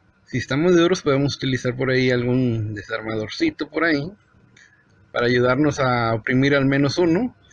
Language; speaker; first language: Spanish; native; Spanish